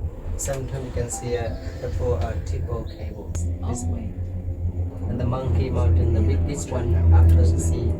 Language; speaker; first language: English; non-native, learner; Vietnamese